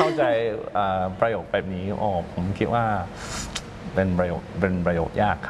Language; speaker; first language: Thai; non-native, fluent; English